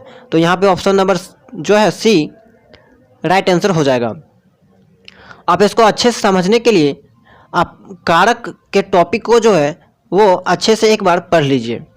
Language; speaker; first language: Hindi; native; Hindi